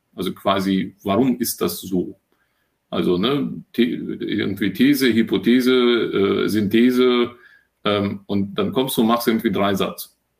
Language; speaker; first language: German; early bilingual, other home language; Russian